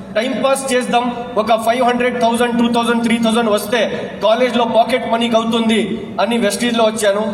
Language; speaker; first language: Telugu; non-native, local second language; Urdu